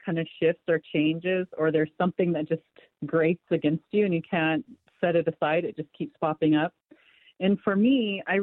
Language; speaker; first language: English; native; English